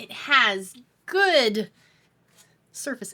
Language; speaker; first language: English; native; English